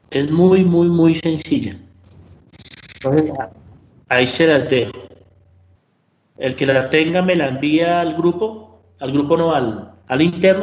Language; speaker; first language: Spanish; native; Spanish